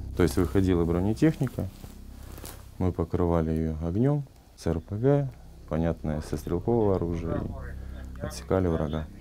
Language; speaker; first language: Russian; native; Russian